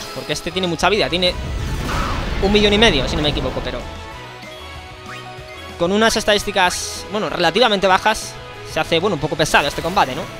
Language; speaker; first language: Spanish; native; Spanish